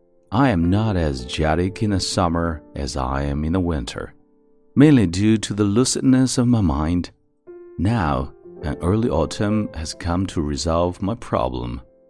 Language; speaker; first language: English; non-native, fluent; Chinese